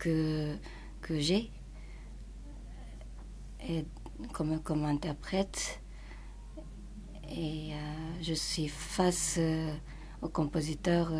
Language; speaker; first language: French; non-native, fluent; Japanese